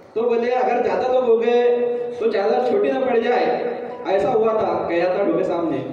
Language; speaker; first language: Hindi; non-native, local second language; Marathi